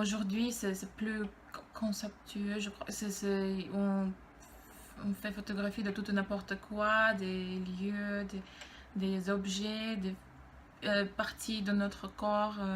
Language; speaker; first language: French; non-native, fluent; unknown